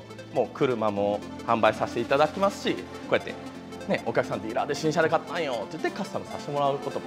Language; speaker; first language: Japanese; native; Japanese